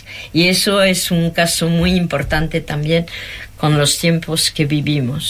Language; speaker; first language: Spanish; non-native, fluent; French